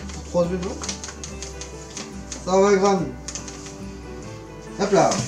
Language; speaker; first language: French; native; French